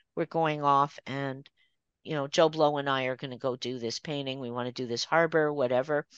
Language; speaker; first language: English; native; English